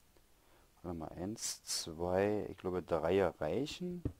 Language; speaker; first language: German; native; German